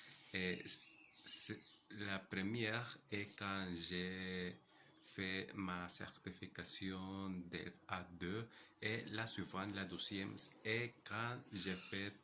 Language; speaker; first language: French; non-native, learner; Spanish